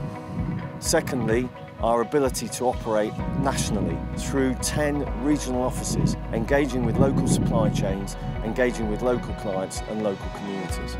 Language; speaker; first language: English; native; English